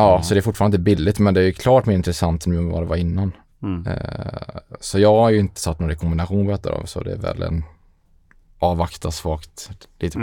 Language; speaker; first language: Swedish; native; Swedish